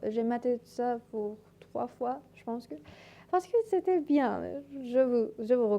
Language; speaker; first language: French; non-native, learner; Persian